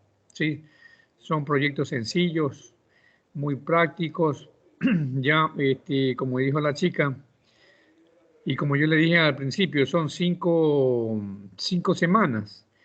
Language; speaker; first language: Spanish; native; Spanish